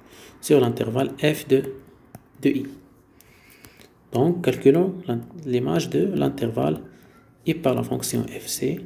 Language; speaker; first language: French; non-native, local second language; Arabic